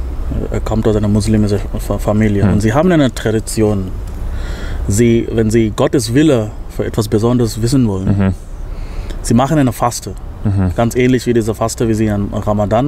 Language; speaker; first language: German; non-native, fluent; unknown